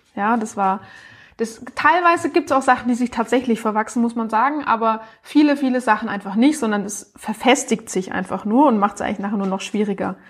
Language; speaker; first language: German; native; German